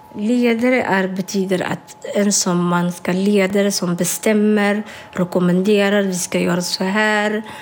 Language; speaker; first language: Swedish; non-native, learner; Somali